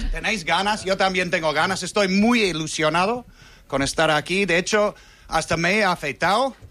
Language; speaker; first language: Spanish; non-native, fluent; English